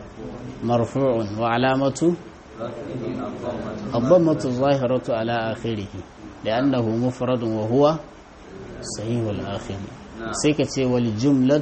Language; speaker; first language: Arabic; non-native, fluent; Hausa